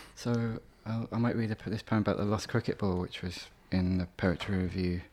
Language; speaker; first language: English; native; English